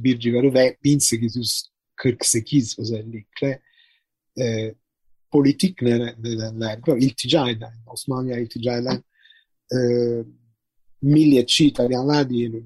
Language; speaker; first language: Turkish; non-native, fluent; Italian